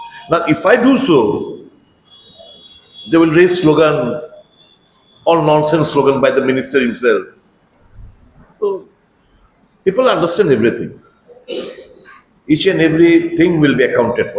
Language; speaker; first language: English; non-native, local second language; Bangla